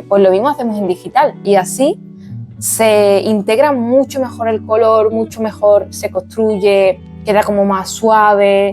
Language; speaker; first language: Spanish; native; Spanish